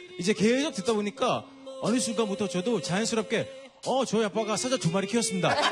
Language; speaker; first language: Korean; non-native, fluent; English